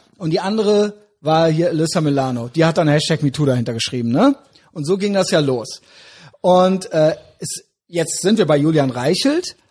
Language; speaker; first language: German; native; German